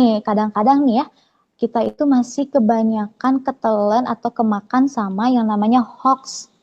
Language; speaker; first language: Indonesian; native; Indonesian